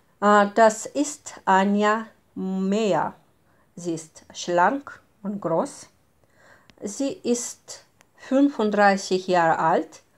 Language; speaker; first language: German; non-native, fluent; Russian